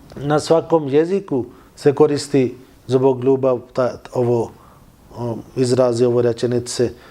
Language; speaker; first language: Bosnian; non-native, learner; Urdu